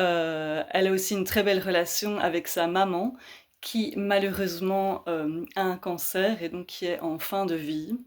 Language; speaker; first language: French; native; French